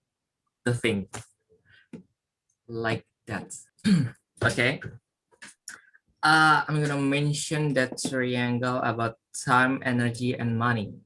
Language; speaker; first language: English; non-native, learner; Indonesian